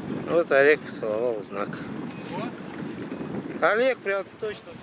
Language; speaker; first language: Russian; native; Russian